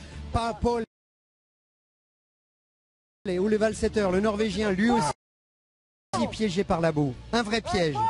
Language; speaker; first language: French; native; French